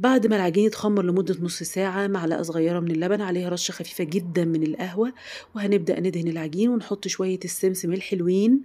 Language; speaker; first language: Arabic; native; Arabic